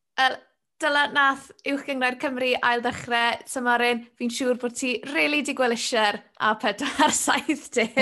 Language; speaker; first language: Welsh; native; Welsh